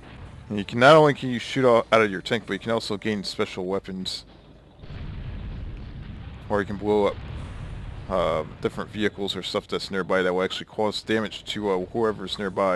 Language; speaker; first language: English; native; English